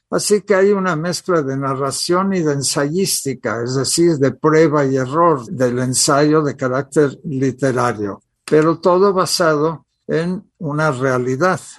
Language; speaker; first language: Spanish; early bilingual, other home language; Catalan